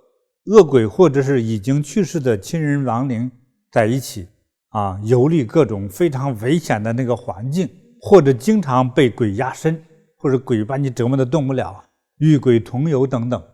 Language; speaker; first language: Chinese; native; Chinese